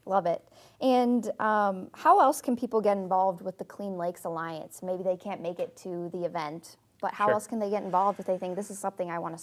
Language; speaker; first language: English; native; English